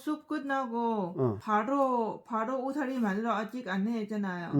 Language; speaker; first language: Korean; non-native, learner; Lao